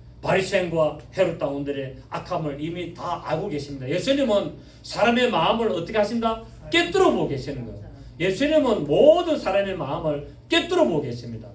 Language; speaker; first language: Korean; native; Korean